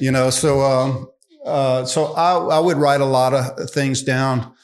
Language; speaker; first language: English; native; English